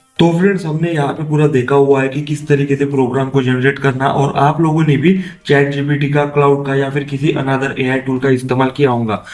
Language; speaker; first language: Hindi; non-native, local second language; Marathi